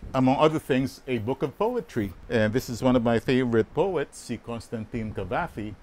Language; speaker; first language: English; non-native, local second language; Filipino